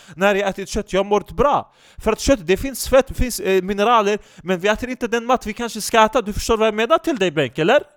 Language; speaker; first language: Swedish; non-native, fluent; Turkish